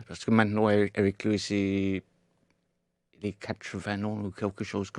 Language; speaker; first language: French; non-native, fluent; English